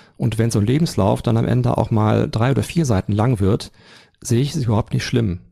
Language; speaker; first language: German; native; German